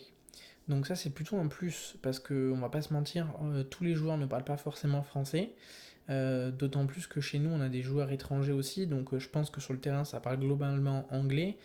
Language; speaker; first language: French; native; French